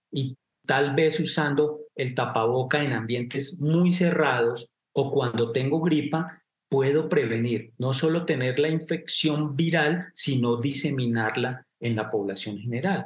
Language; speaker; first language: Spanish; native; Spanish